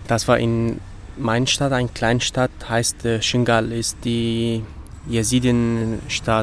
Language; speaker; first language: German; non-native, learner; Kurdish